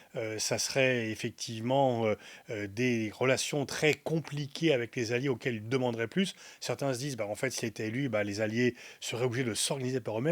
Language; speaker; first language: French; native; French